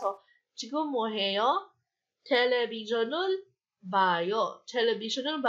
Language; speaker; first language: Korean; non-native, fluent; Filipino